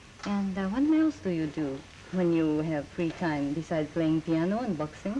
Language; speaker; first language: English; non-native, fluent; Japanese